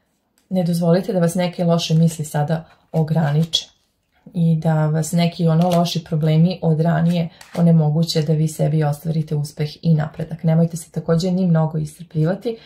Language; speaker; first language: Serbian; native; Serbian